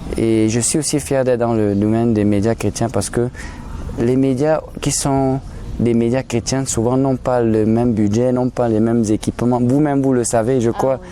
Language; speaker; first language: French; non-native, local second language; German